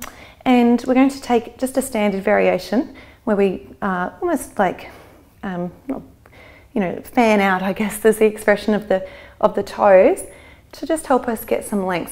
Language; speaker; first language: English; native; English